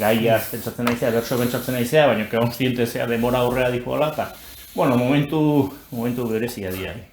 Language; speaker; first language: Basque; native; Basque